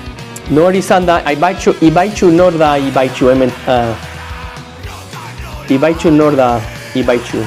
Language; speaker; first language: Basque; non-native, learner; English